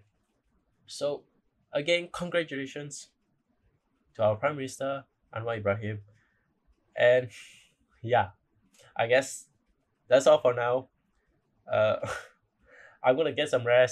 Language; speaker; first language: English; non-native, local second language; Chinese